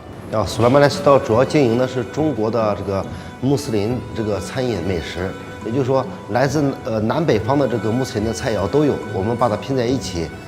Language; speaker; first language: Chinese; non-native, fluent; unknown